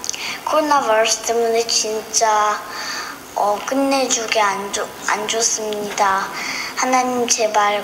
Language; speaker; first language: Korean; early bilingual, heritage; Korean